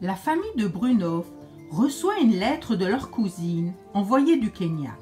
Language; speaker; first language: French; native; French